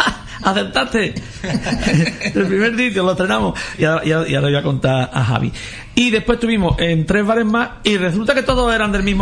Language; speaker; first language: Spanish; native; Spanish